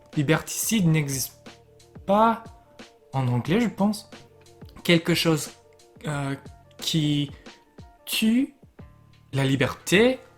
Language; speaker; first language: French; non-native, learner; English